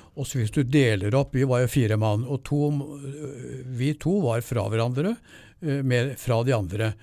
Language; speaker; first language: Norwegian; native; Norwegian